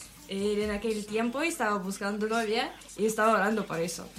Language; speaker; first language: Spanish; non-native, learner; Ukrainian